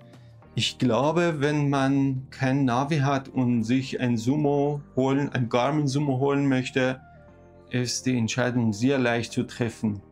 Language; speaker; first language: German; non-native, fluent; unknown